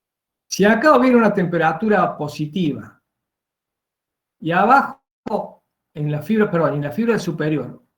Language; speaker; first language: Spanish; native; Spanish